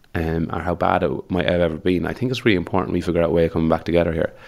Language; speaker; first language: English; native; English